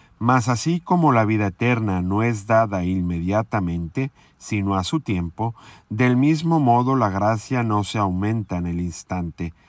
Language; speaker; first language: Spanish; native; Spanish